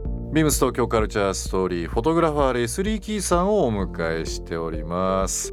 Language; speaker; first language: Japanese; native; Japanese